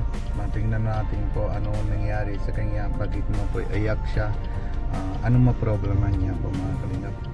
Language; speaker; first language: Filipino; non-native, learner; Hindi